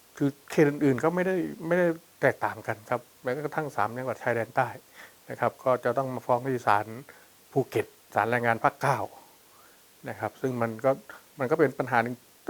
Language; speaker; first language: Thai; native; Thai